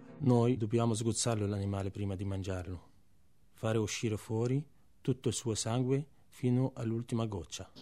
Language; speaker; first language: Italian; non-native, fluent; Arabic